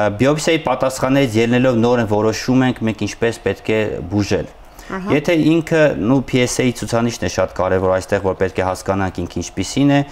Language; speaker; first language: Armenian; native; Armenian